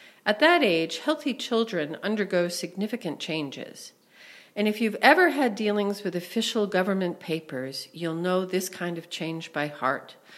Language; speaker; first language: English; native; English